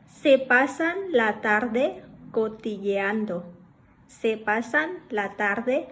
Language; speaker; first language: Spanish; non-native, fluent; Thai